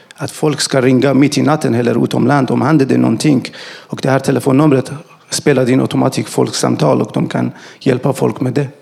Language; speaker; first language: Swedish; non-native, learner; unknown